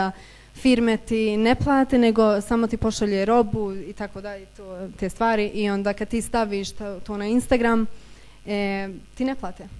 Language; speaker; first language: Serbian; early bilingual, heritage; Bosnian